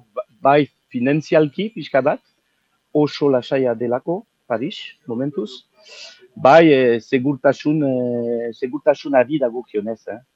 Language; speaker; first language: Basque; non-native, local second language; French